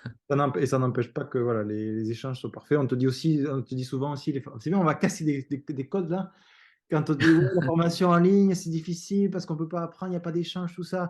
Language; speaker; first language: French; native; French